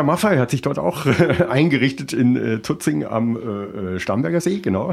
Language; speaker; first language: German; native; German